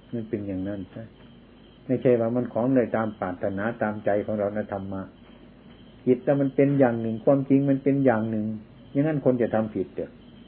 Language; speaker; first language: Thai; non-native, local second language; Lao